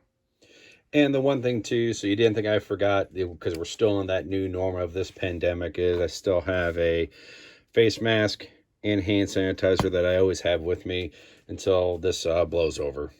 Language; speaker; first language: English; native; English